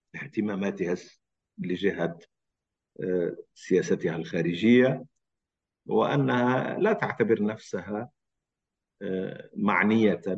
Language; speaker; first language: Arabic; native; Arabic